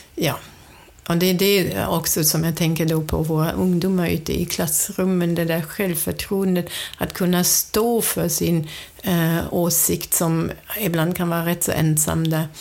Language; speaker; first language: Swedish; non-native, fluent; German